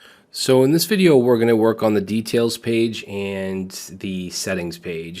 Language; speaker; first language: English; native; English